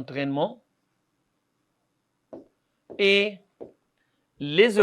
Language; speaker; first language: French; non-native, fluent; Arabic